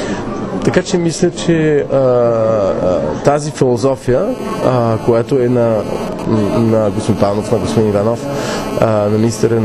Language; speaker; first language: Bulgarian; non-native, fluent; French